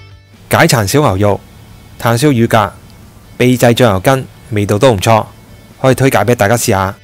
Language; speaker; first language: Chinese; non-native, local second language; Cantonese